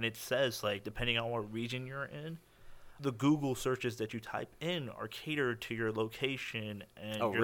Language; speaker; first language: English; native; English